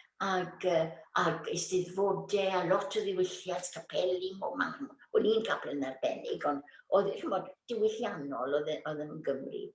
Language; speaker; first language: Welsh; native; Welsh